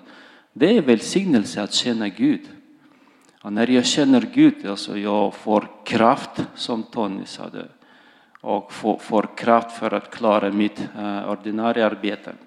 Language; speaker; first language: Swedish; non-native, fluent; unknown